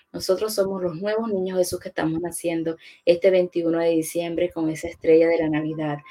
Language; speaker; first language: Spanish; native; Spanish